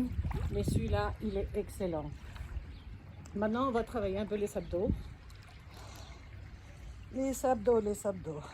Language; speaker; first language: French; non-native, fluent; Spanish